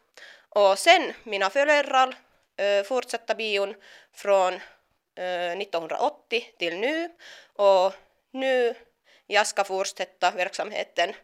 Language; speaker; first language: Swedish; non-native, local second language; Finnish